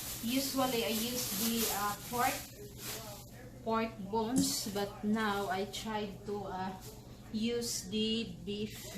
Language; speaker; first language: English; non-native, local second language; Filipino